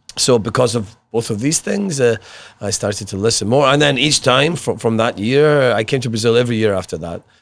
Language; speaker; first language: English; native; English